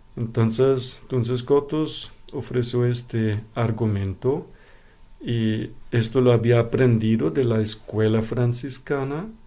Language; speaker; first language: Spanish; non-native, fluent; German